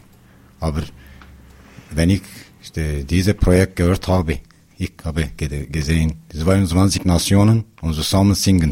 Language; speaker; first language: German; non-native, learner; Kurdish